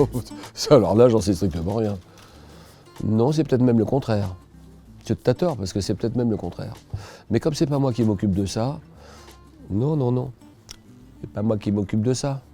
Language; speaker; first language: French; native; French